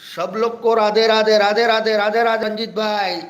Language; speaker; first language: Hindi; non-native, local second language; Gujarati